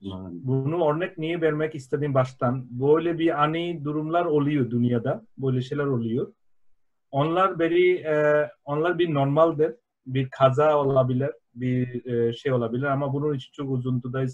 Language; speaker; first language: Turkish; non-native, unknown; Bangla